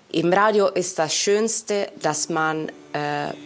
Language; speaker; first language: German; non-native, fluent; Italian